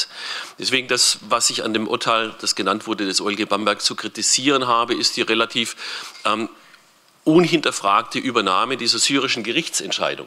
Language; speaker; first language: German; native; German